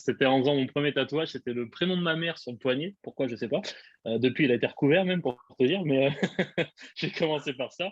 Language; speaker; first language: French; native; French